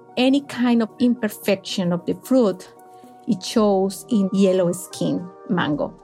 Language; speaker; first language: English; non-native, fluent; Spanish